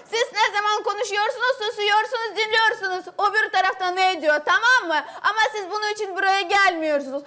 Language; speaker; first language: Turkish; non-native, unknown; Russian